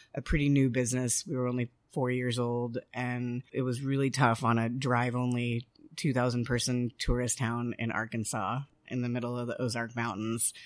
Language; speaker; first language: English; native; English